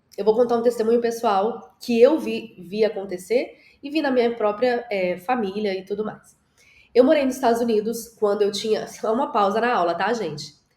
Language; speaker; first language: Portuguese; native; Portuguese